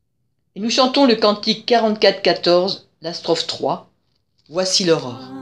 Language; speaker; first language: French; native; French